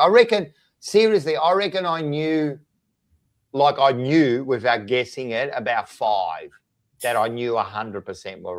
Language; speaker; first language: English; native; English